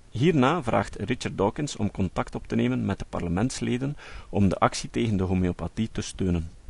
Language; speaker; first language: Dutch; native; Dutch